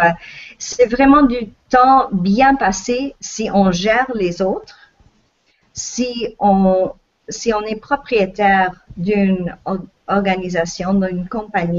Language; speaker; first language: French; non-native, local second language; English